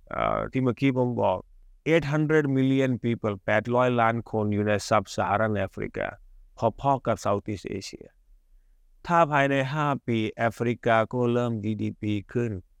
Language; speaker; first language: Thai; early bilingual, other home language; Hindi